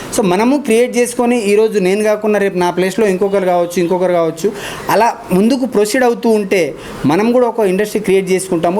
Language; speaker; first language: Telugu; non-native, local second language; Lambadi